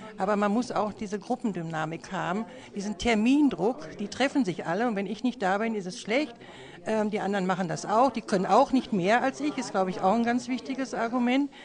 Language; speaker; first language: German; native; German